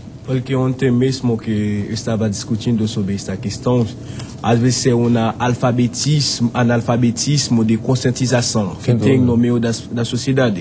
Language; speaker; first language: Portuguese; non-native, fluent; Haitian Creole